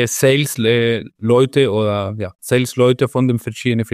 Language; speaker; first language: German; non-native, fluent; Spanish